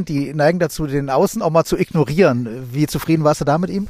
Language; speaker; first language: German; native; German